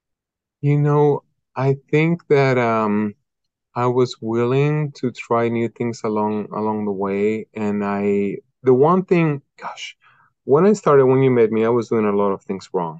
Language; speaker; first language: English; non-native, fluent; Spanish